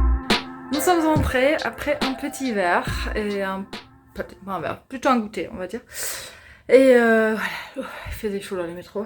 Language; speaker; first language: French; non-native, fluent; German